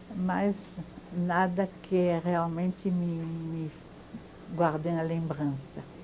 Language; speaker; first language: Portuguese; non-native, fluent; French